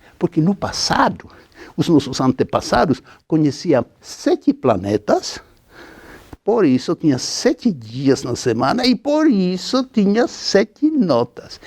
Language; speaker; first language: Portuguese; non-native, fluent; Czech